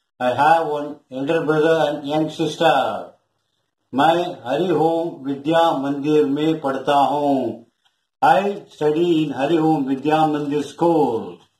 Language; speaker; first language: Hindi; non-native, local second language; Tamil